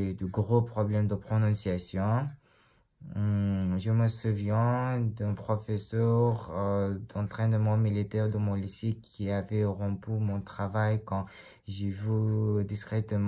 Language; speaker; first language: French; non-native, learner; Uzbek